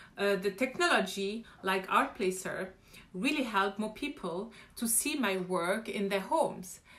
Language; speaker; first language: English; non-native, fluent; French